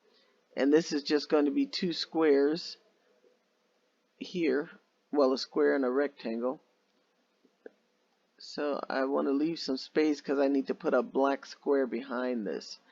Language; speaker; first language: English; native; English